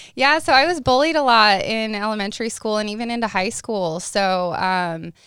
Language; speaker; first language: English; native; English